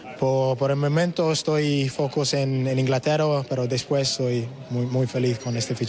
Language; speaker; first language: Spanish; non-native, learner; English